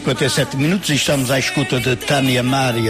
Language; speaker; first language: Portuguese; early bilingual, heritage; Portuguese